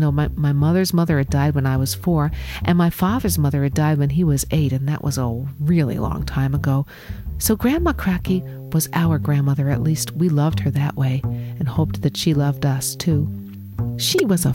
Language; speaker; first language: English; native; English